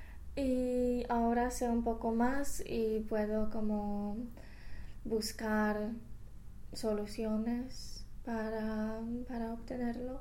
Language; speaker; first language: Spanish; non-native, fluent; English